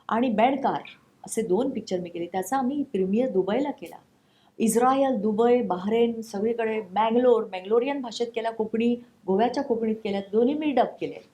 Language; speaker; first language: Marathi; non-native, local second language; Konkani